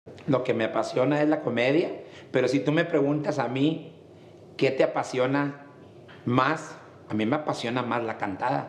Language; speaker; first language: Spanish; native; Spanish